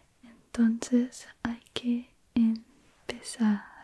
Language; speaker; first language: Spanish; early bilingual, heritage; Spanish